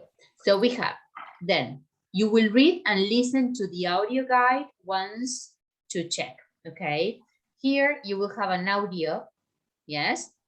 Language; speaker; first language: English; non-native, fluent; Spanish